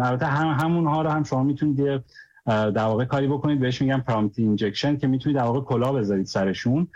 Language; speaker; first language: Persian; native; Persian